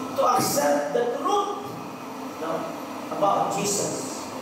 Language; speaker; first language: English; non-native, local second language; Filipino